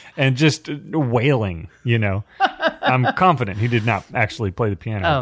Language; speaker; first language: English; native; English